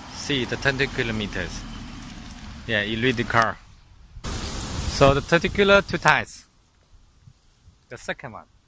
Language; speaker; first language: English; non-native, learner; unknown